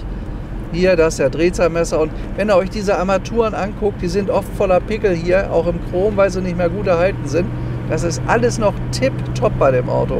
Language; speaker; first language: German; native; German